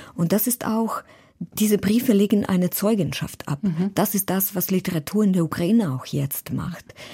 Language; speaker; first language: German; non-native, fluent; Ukrainian